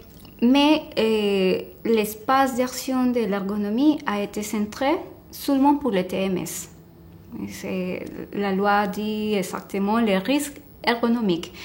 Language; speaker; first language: French; non-native, fluent; Spanish